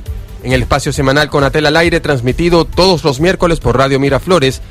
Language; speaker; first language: Spanish; native; Spanish